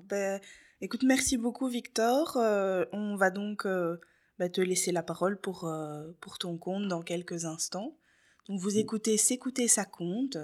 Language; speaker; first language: French; native; French